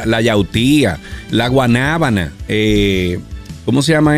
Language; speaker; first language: Spanish; native; Spanish